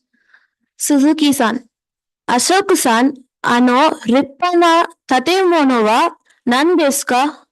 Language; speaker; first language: Japanese; non-native, learner; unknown